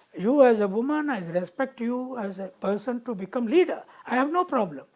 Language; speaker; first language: English; non-native, local second language; Telugu